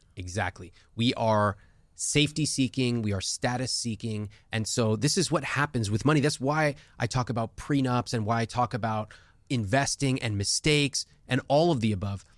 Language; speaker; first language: English; early bilingual, other home language; Hindi